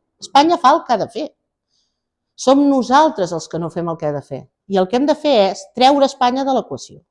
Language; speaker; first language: Catalan; native; Catalan